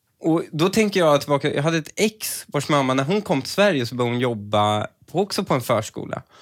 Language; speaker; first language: Swedish; early bilingual, other home language; Persian